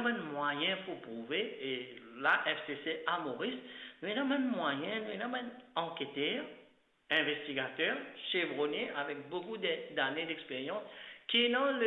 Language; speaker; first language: French; non-native, local second language; Morisyen